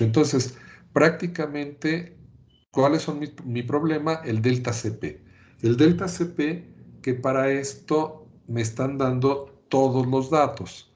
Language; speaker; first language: Spanish; native; Spanish